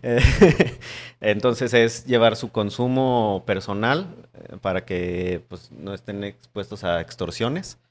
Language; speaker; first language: Spanish; native; Spanish